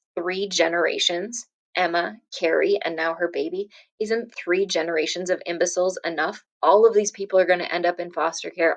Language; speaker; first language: English; native; English